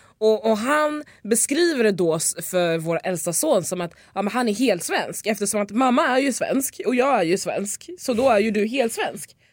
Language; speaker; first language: Swedish; native; Swedish